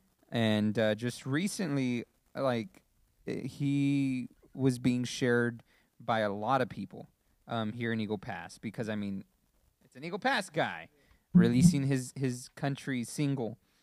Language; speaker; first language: English; native; English